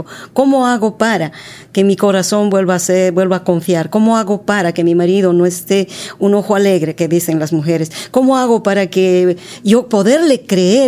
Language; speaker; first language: Spanish; native; Spanish